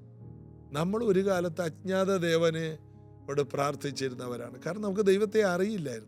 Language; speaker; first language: Malayalam; native; Malayalam